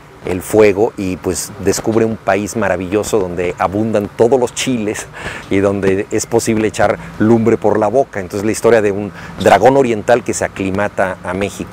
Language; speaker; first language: Spanish; native; Spanish